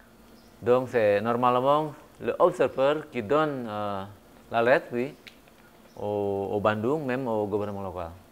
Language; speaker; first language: French; non-native, fluent; Indonesian